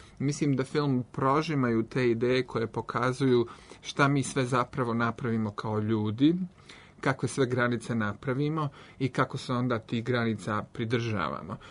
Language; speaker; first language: Serbian; native; Serbian